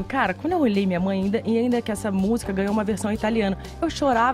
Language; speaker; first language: Portuguese; native; Portuguese